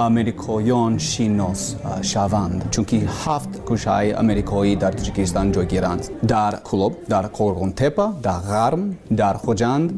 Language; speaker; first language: Persian; non-native, learner; English